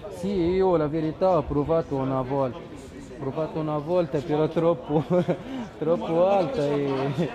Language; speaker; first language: Italian; non-native, learner; Arabic